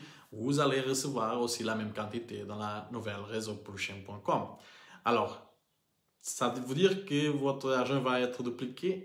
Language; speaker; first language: French; non-native, learner; Portuguese